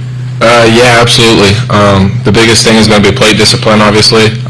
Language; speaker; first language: English; native; English